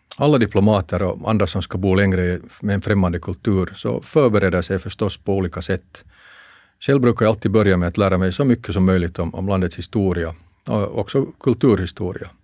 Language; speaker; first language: Swedish; native; Swedish